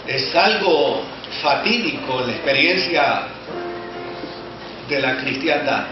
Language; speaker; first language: Spanish; native; Spanish